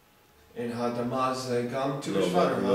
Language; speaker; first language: Hebrew; non-native, learner; English